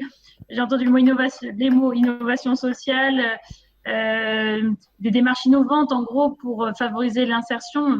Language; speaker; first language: French; native; French